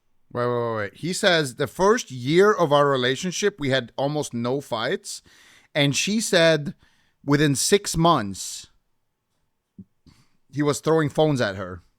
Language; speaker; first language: English; native; English